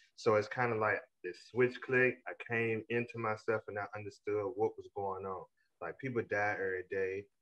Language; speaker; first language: English; native; English